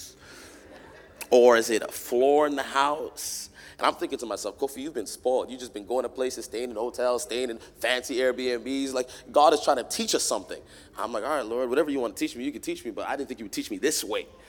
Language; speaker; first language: English; native; English